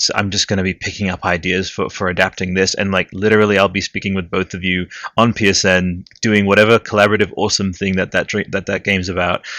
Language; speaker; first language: English; early bilingual, other home language; Italian